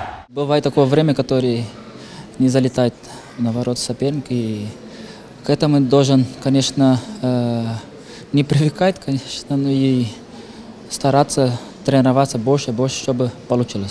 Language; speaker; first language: Russian; non-native, learner; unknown